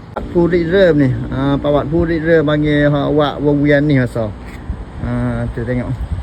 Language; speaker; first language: Malay; native; Malay